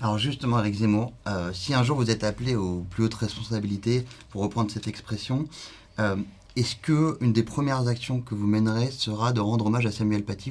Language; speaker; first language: French; native; French